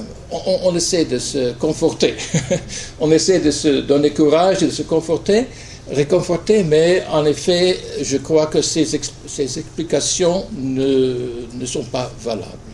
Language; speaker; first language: French; non-native, fluent; English